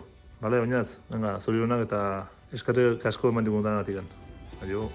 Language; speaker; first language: Basque; native; Basque